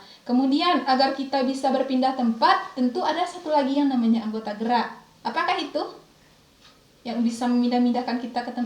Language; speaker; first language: Indonesian; native; Indonesian